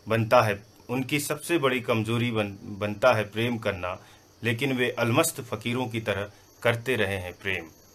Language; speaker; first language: Hindi; non-native, local second language; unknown